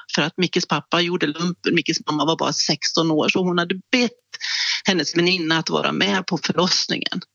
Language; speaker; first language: Swedish; native; Swedish